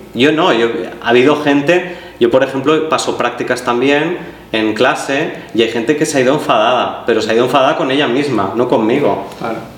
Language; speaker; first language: Spanish; native; Spanish